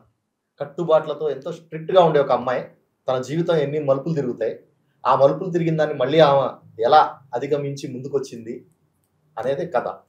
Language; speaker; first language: Telugu; native; Telugu